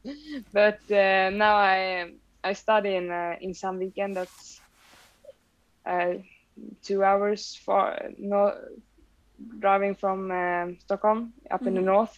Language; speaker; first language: English; non-native, fluent; Swedish